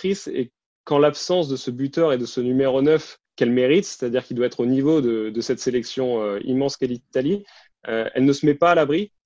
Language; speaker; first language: French; native; French